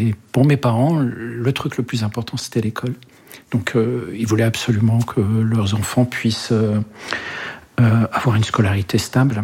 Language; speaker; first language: French; early bilingual, other home language; Arabic